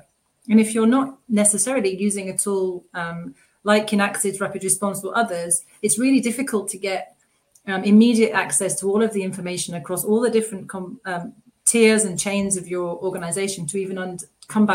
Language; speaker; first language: English; native; English